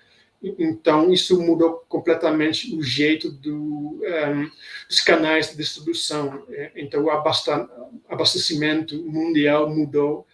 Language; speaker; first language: Portuguese; non-native, fluent; Dutch